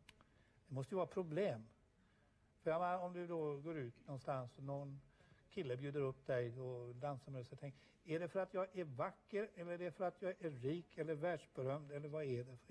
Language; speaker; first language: Swedish; native; Swedish